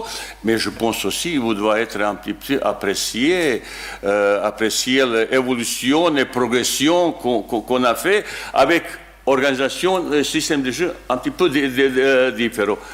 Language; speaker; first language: French; non-native, learner; Bosnian